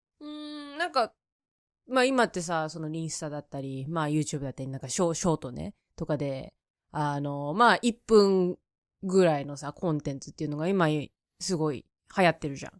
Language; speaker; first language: Japanese; native; Japanese